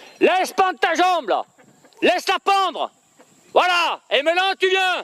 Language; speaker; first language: French; native; French